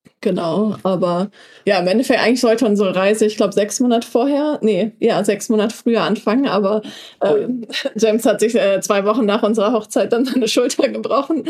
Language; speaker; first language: German; native; German